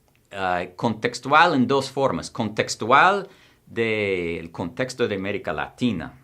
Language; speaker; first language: Spanish; non-native, fluent; English